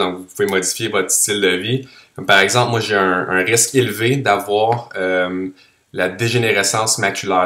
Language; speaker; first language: French; native; French